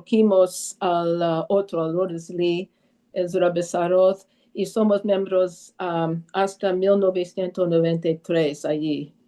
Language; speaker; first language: Spanish; early bilingual, heritage; Spanish